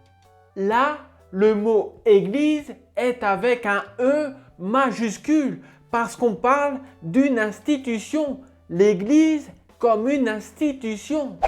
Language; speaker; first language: French; native; French